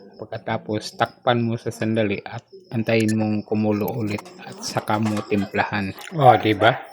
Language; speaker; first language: Filipino; non-native, local second language; Cebuano